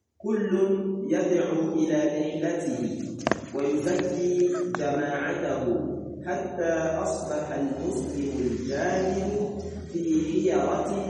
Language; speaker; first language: Arabic; non-native, fluent; Rundi